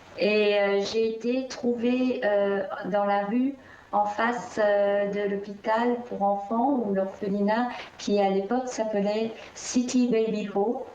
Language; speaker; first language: French; early bilingual, other home language; Korean